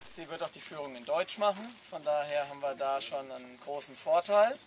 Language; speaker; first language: German; native; German